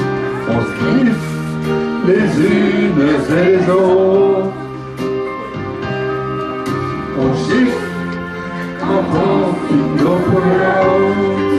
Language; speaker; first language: French; native; French